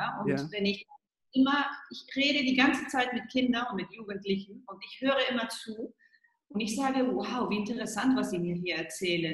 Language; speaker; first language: German; early bilingual, heritage; Spanish